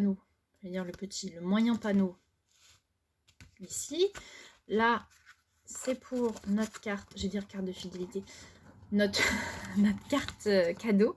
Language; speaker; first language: French; native; French